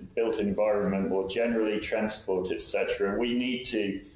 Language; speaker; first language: English; native; English